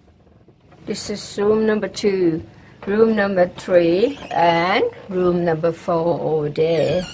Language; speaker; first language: English; non-native, learner; Thai